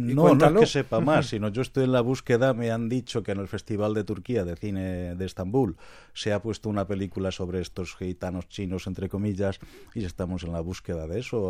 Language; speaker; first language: Spanish; non-native, fluent; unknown